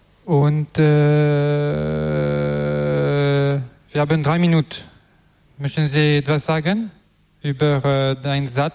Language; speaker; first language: German; non-native, learner; French